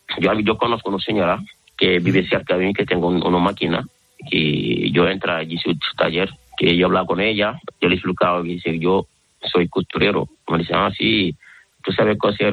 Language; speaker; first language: Spanish; non-native, learner; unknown